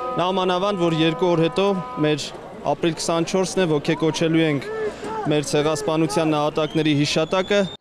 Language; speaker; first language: Armenian; native; Armenian